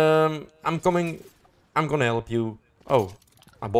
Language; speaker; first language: English; non-native, learner; Dutch